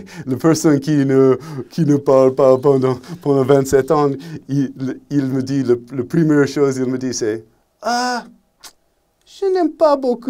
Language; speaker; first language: French; non-native, learner; English